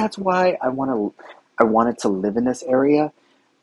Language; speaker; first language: English; native; English